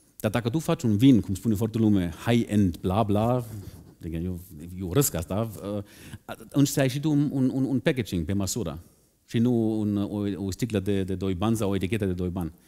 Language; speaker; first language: Romanian; non-native, fluent; German